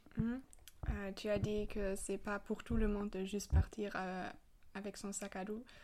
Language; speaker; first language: French; non-native, fluent; German